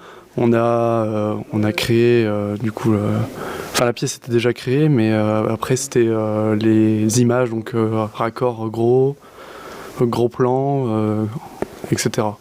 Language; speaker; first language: French; native; French